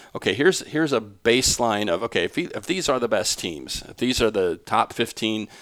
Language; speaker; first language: English; native; English